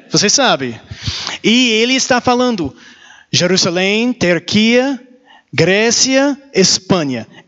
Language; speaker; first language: Portuguese; non-native, learner; English